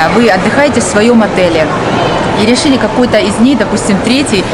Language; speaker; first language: Russian; native; Russian